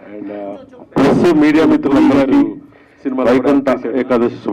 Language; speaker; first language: Telugu; native; Telugu